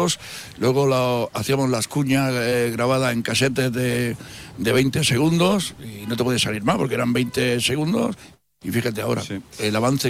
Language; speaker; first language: Spanish; native; Spanish